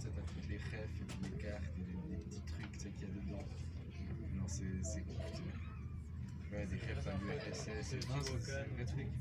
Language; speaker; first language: French; native; French